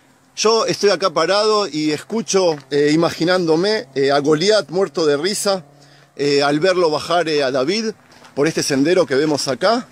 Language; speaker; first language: Spanish; native; Spanish